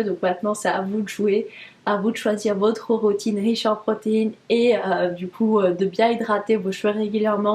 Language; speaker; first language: French; native; French